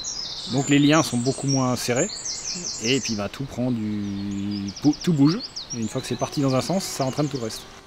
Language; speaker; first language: French; native; French